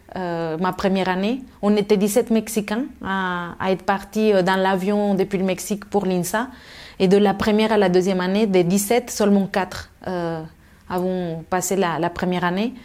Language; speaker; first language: French; non-native, fluent; Spanish